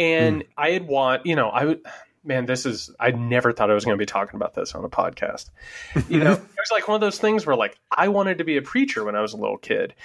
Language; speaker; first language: English; native; English